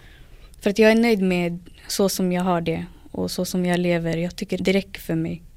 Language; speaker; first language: Swedish; early bilingual, other home language; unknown